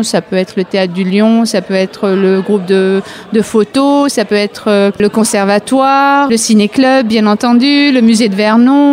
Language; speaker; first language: French; native; French